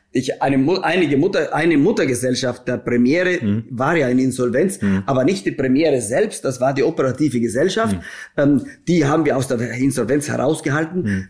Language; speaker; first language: German; native; German